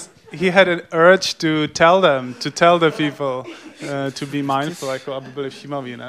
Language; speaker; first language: English; non-native, fluent; Czech